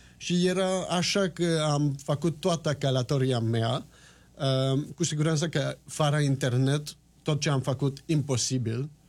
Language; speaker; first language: Romanian; non-native, fluent; French